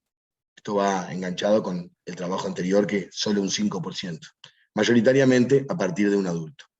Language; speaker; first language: Spanish; native; Spanish